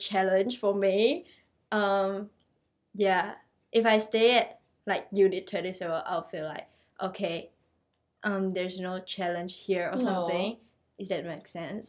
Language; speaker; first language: English; non-native, local second language; Chinese